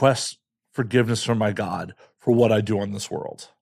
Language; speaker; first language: English; native; English